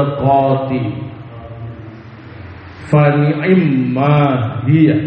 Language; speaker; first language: Arabic; non-native, fluent; Indonesian